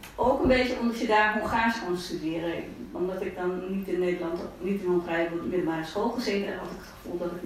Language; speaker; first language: Dutch; non-native, fluent; Hungarian